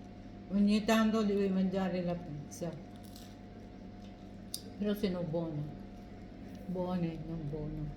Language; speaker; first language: Italian; non-native, learner; Filipino